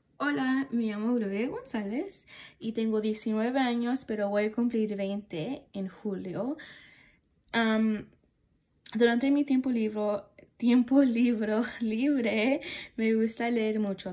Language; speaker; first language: Spanish; early bilingual, heritage; Spanish